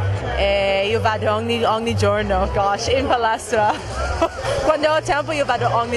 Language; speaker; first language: Italian; non-native, fluent; English